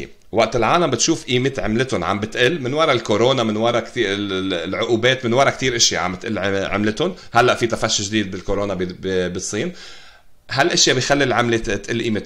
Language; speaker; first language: Arabic; native; Arabic